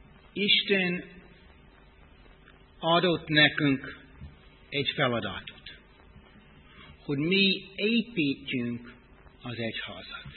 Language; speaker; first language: Hungarian; non-native, fluent; English